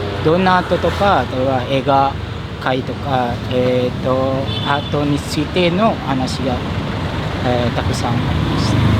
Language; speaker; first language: Japanese; non-native, fluent; Indonesian